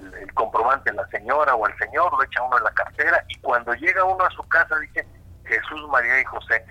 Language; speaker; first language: Spanish; native; Spanish